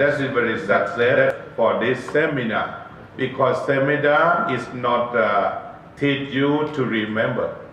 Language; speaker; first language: English; non-native, learner; Thai